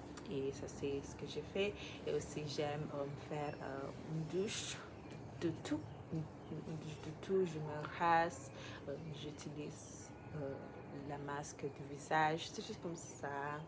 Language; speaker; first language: French; non-native, learner; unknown